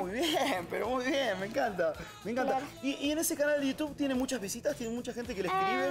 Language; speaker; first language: Spanish; native; Spanish